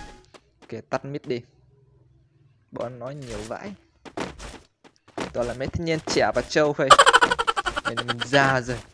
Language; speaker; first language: Vietnamese; native; Vietnamese